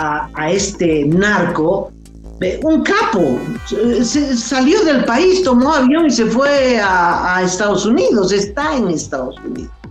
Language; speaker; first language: Spanish; native; Spanish